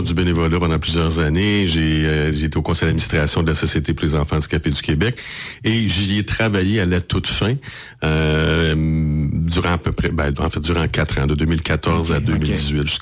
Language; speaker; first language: French; native; French